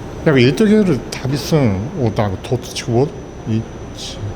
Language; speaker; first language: Mongolian; non-native, fluent; Japanese